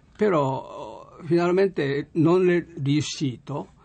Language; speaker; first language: Italian; non-native, learner; Japanese